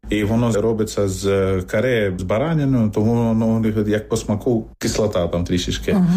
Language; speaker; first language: Ukrainian; non-native, fluent; Arabic